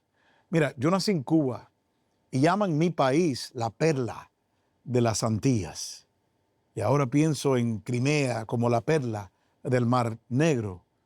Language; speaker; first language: Spanish; native; Spanish